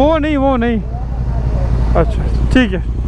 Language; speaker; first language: Hindi; early bilingual, heritage; Urdu